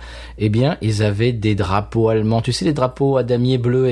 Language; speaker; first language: French; native; French